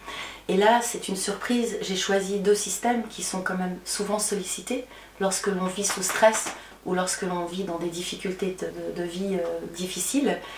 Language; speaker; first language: French; native; French